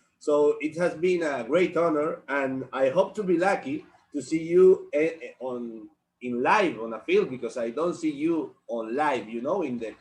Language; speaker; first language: English; non-native, learner; Spanish